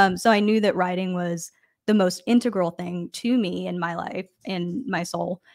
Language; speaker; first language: English; native; English